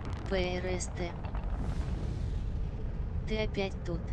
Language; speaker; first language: Russian; native; Russian